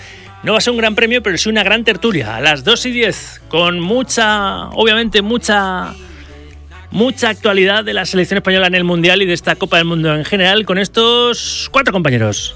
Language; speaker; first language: Spanish; native; Spanish